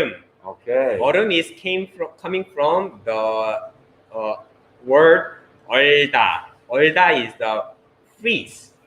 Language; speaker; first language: English; non-native, learner; Korean